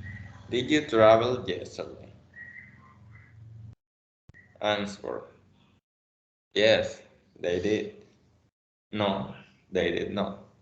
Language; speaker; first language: English; non-native, learner; Spanish